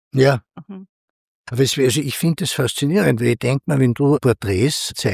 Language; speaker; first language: German; native; German